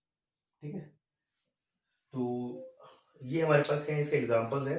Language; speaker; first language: Hindi; native; Hindi